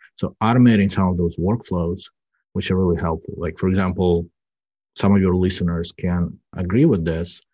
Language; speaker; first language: English; early bilingual, other home language; Russian